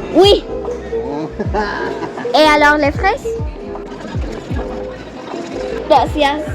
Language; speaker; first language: French; non-native, fluent; Spanish